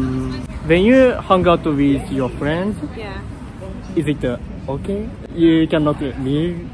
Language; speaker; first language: English; non-native, learner; Japanese